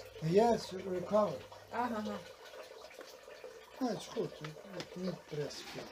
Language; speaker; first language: Dutch; non-native, learner; Serbian